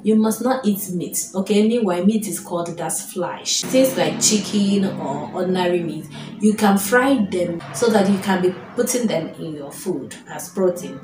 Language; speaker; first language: English; non-native, local second language; Igbo